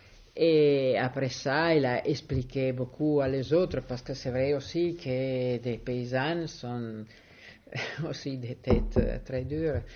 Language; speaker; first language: French; non-native, fluent; Italian